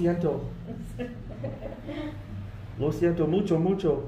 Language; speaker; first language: Spanish; non-native, learner; English